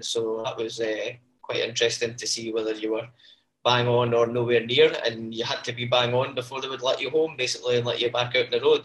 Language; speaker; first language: English; native; English